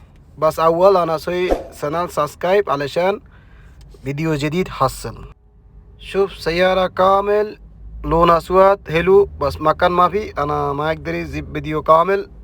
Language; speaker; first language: Arabic; non-native, learner; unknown